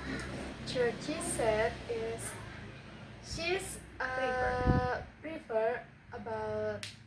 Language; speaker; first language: English; non-native, learner; Indonesian